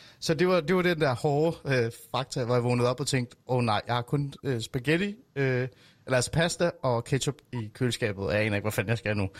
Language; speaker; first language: Danish; early bilingual, other home language; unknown